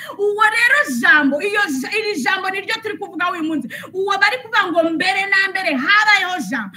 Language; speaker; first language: Kinyarwanda; early bilingual, heritage; Kinyarwanda